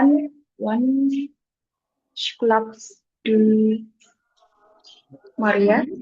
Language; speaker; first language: German; non-native, learner; Indonesian